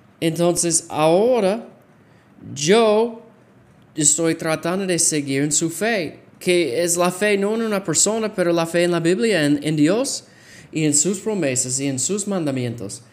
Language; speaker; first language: Spanish; non-native, fluent; English